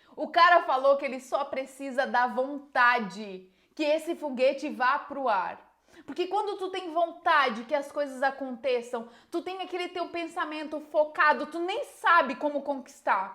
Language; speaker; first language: Portuguese; native; Portuguese